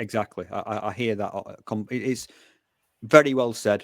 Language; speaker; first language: English; native; English